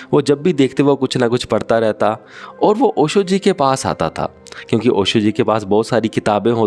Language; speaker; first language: Hindi; native; Hindi